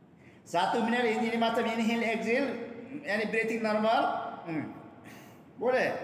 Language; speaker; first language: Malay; non-native, learner; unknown